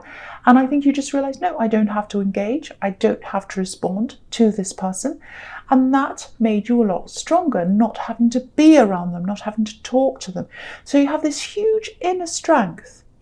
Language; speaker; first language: English; native; English